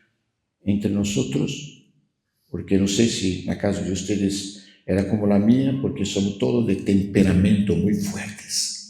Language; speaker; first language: Spanish; non-native, fluent; Portuguese